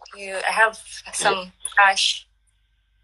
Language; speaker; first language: English; non-native, local second language; Swahili